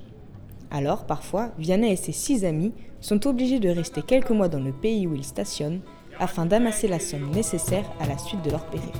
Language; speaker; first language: French; native; French